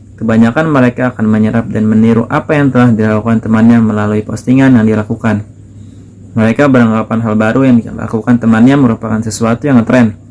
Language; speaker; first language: Indonesian; native; Indonesian